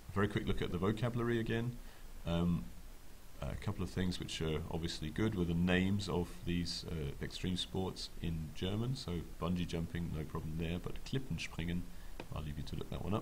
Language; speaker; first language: English; native; English